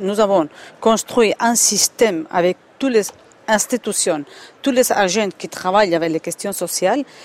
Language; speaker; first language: French; non-native, fluent; Spanish